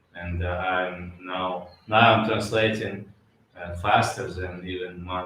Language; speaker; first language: English; non-native, learner; Russian